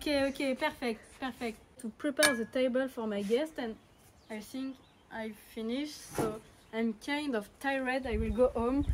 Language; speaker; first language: English; non-native, learner; French